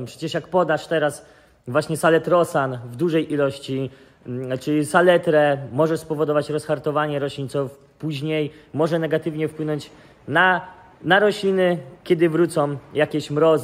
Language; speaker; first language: Polish; native; Polish